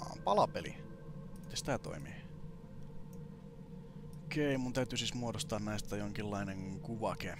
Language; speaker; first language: Finnish; native; Finnish